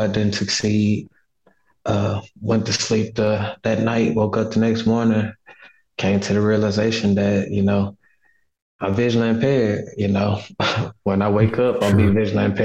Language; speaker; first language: English; native; English